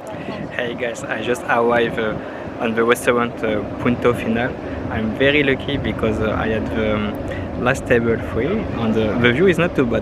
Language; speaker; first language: English; non-native, learner; French